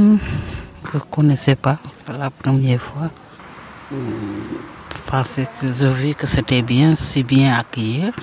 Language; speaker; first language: French; non-native, learner; Portuguese